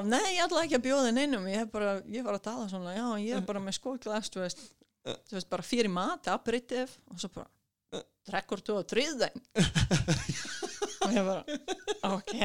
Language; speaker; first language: Icelandic; non-native, fluent; Serbian